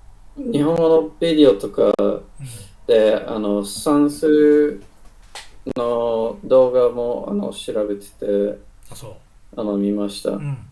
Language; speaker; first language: Japanese; non-native, learner; English